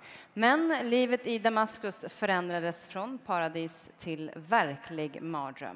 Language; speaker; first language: Swedish; native; Swedish